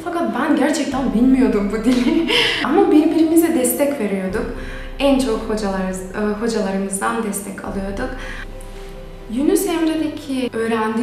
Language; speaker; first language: Turkish; non-native, fluent; Macedonian